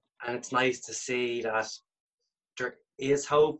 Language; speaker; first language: English; native; English